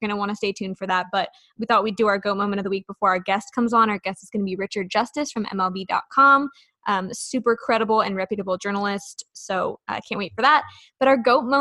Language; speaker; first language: English; native; English